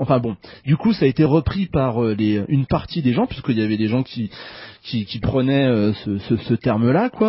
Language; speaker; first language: French; native; French